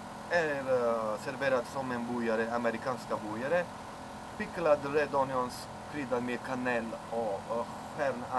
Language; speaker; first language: Swedish; non-native, learner; Italian